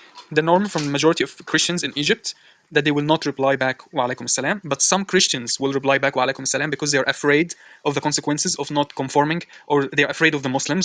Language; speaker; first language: English; non-native, fluent; Arabic